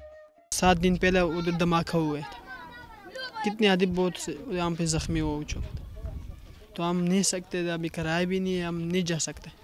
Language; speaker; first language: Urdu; non-native, learner; Pashto